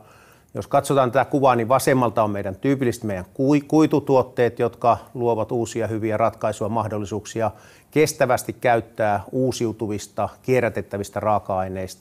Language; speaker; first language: Finnish; native; Finnish